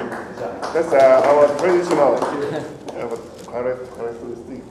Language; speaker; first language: English; non-native, fluent; Thai